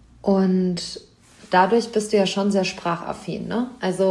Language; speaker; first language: German; native; German